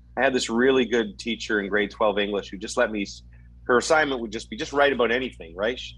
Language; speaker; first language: English; native; English